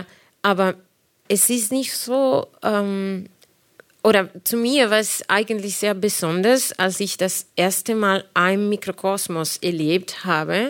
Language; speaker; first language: German; non-native, fluent; Spanish